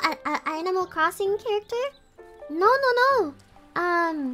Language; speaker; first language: English; non-native, local second language; Filipino